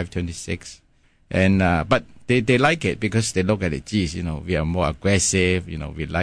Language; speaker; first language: English; non-native, local second language; Cantonese